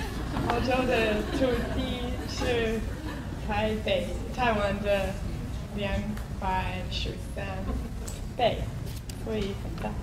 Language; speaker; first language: Chinese; non-native, fluent; English